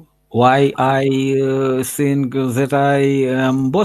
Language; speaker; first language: English; non-native, learner; Russian